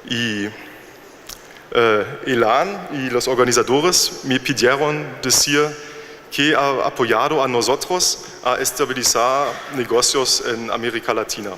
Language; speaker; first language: Spanish; non-native, fluent; German